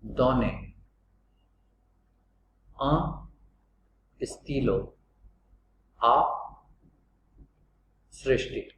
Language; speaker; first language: French; non-native, fluent; Hindi